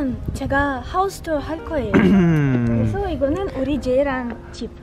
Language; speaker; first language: Korean; non-native, learner; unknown